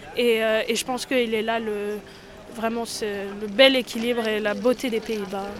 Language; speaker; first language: French; native; French